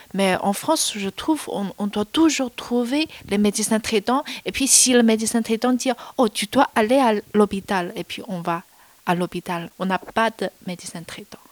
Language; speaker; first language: French; non-native, learner; Chinese